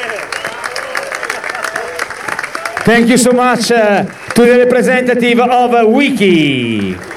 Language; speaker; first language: English; non-native, learner; Italian